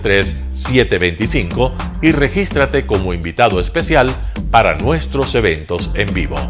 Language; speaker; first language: Spanish; native; Spanish